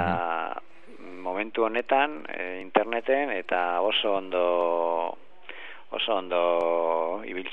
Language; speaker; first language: Basque; non-native, learner; Spanish